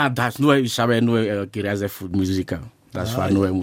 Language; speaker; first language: German; non-native, learner; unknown